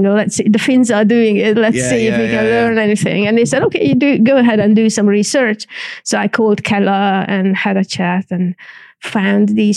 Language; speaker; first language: English; non-native, fluent; Hungarian